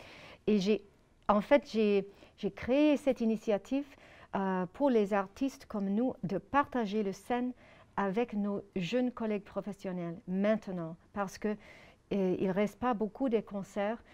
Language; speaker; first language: French; non-native, fluent; English